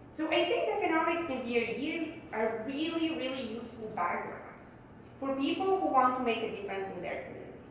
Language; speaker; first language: English; early bilingual, other home language; Bulgarian